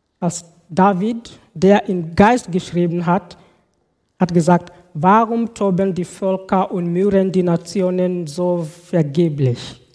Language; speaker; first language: German; non-native, fluent; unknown